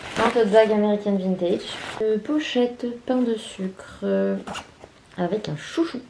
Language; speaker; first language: French; native; French